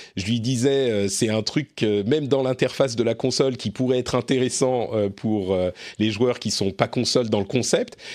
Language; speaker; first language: French; native; French